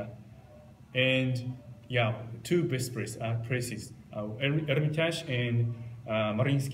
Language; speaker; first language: English; non-native, learner; Japanese